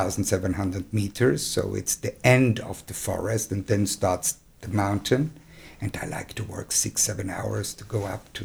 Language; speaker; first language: English; non-native, fluent; German